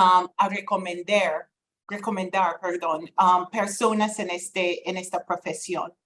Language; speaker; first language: Spanish; non-native, fluent; English